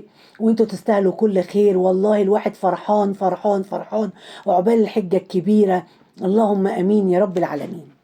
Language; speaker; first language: Arabic; native; Arabic